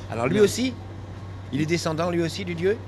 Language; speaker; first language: French; native; French